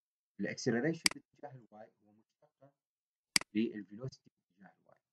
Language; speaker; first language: Arabic; native; Arabic